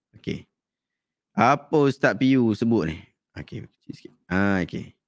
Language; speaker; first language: Malay; native; Malay